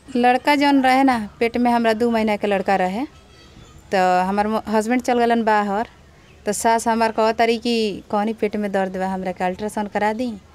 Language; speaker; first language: Hindi; native; Hindi